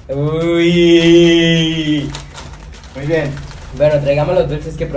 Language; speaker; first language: Spanish; native; Spanish